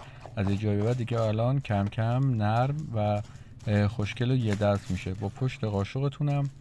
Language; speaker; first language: Persian; native; Persian